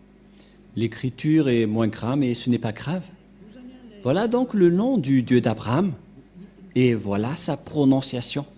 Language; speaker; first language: French; non-native, local second language; Malagasy